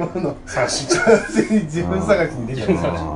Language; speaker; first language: Japanese; native; Japanese